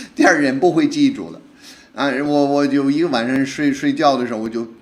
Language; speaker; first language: Chinese; non-native, fluent; English